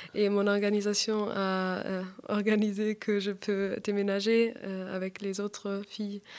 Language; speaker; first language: French; non-native, learner; German